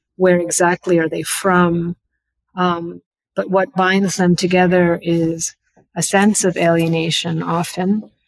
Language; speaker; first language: English; early bilingual, other home language; Bangla